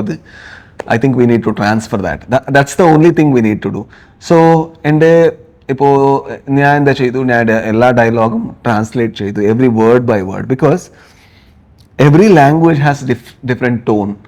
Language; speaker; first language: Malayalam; non-native, learner; Kannada